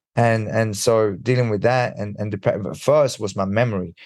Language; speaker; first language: English; early bilingual, other home language; Swedish